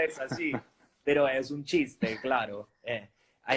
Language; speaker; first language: Spanish; non-native, fluent; Italian